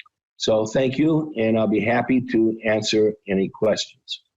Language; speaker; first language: English; native; English